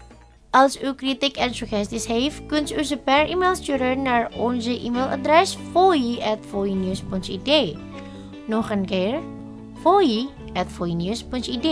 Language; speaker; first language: Dutch; non-native, learner; Indonesian